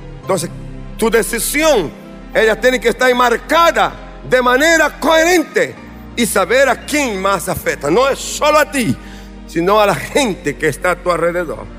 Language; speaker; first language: Spanish; non-native, fluent; Portuguese